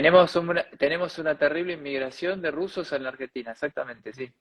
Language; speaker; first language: Spanish; native; Spanish